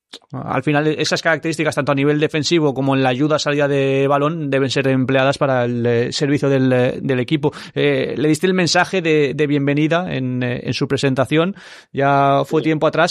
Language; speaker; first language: Spanish; native; Spanish